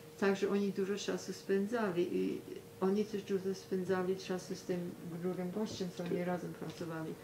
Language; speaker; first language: Polish; early bilingual, heritage; Polish